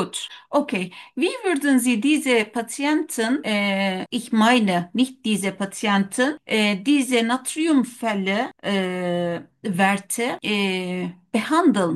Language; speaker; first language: German; non-native, learner; Turkish